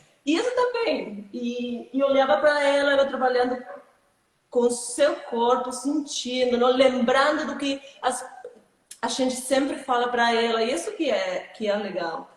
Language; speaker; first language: Portuguese; non-native, fluent; Spanish